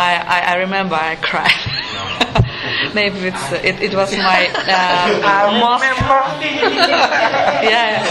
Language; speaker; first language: English; non-native, learner; Japanese